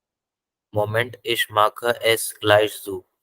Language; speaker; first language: German; non-native, learner; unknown